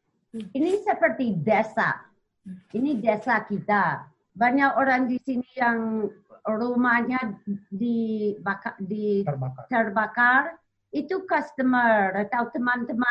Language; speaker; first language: Indonesian; non-native, learner; English